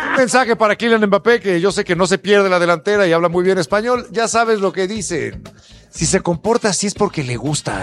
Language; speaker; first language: Spanish; native; Spanish